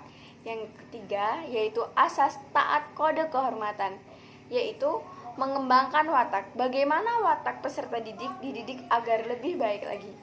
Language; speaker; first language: Indonesian; native; Indonesian